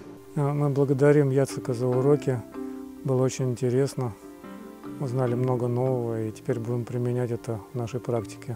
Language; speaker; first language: Russian; native; Russian